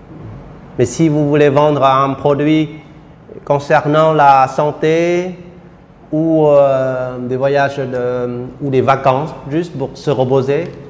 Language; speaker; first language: French; non-native, fluent; Vietnamese